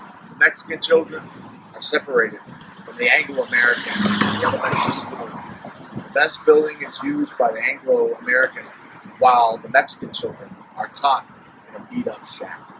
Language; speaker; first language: English; early bilingual, other home language; Spanish